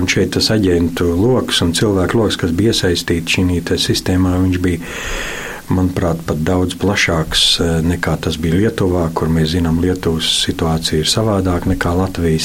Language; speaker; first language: Latvian; native; Latvian